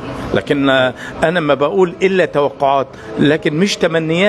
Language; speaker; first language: Arabic; native; Arabic